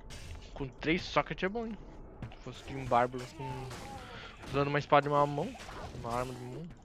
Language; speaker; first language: Portuguese; native; Portuguese